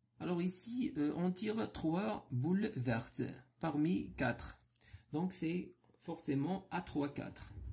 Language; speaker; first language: French; non-native, local second language; Arabic